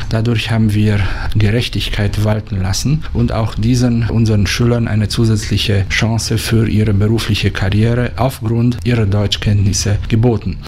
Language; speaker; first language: German; native; German